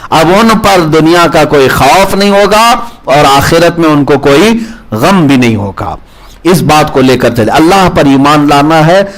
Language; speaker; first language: Urdu; native; Urdu